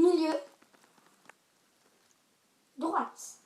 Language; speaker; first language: French; native; French